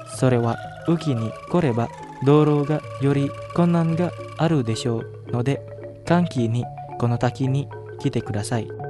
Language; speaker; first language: Japanese; non-native, fluent; Indonesian